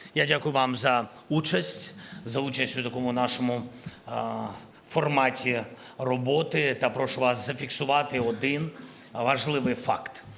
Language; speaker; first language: Ukrainian; non-native, local second language; Russian